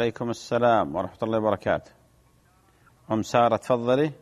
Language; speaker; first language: Arabic; native; Arabic